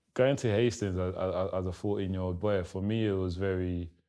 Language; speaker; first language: English; early bilingual, other home language; Lingala